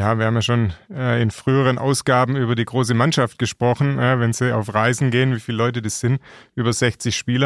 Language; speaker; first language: German; native; German